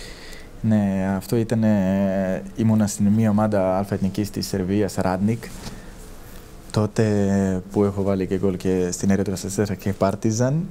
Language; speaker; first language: Greek; non-native, fluent; Serbian